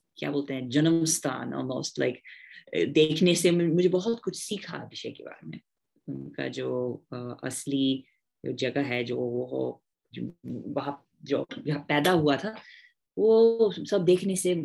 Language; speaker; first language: Hindi; non-native, fluent; English